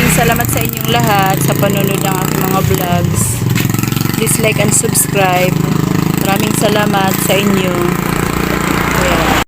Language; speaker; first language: Filipino; non-native, local second language; Waray